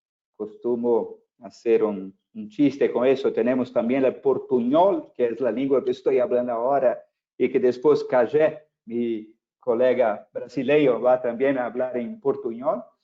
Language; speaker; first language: Spanish; non-native, fluent; Portuguese